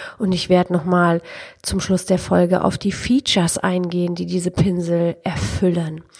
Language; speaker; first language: German; early bilingual, other home language; Polish